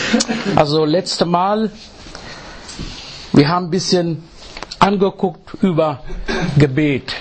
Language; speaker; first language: German; non-native, fluent; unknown